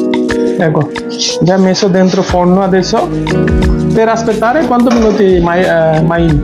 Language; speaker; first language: Italian; non-native, learner; Bangla